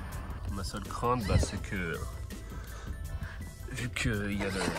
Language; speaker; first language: French; native; French